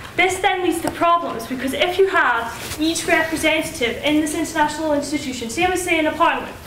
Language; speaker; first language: English; native; English